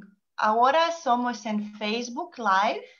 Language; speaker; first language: Spanish; non-native, learner; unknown